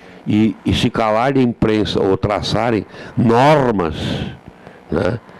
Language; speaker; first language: Portuguese; native; Portuguese